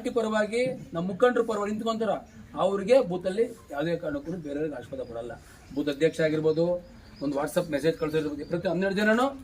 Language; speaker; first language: Kannada; native; Kannada